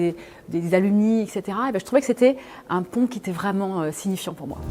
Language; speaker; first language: French; native; French